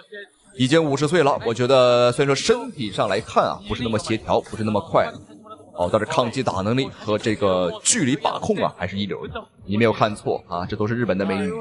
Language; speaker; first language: Chinese; native; Chinese